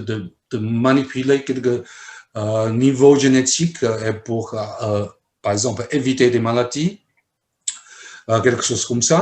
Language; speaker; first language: French; non-native, fluent; Chinese